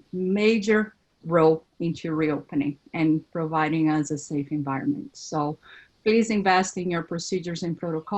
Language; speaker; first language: English; non-native, fluent; Portuguese